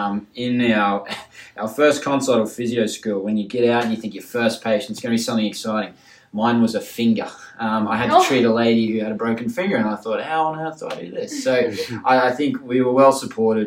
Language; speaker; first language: English; native; English